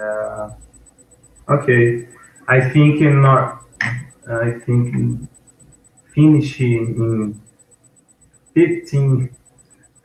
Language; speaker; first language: English; non-native, learner; Portuguese